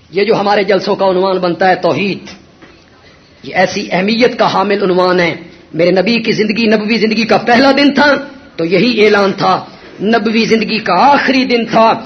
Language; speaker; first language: Urdu; non-native, local second language; Punjabi